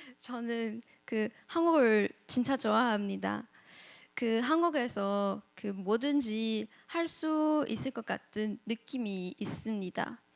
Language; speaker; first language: Korean; non-native, learner; French